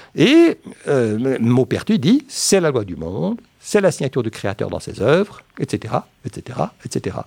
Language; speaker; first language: French; native; French